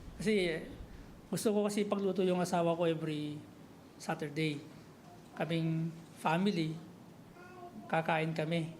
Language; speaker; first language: Filipino; native; Filipino